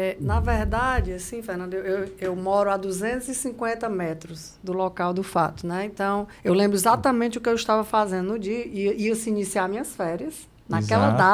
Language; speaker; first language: Portuguese; native; Portuguese